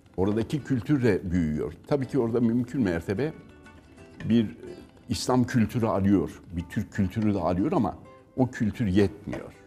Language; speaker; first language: Turkish; native; Turkish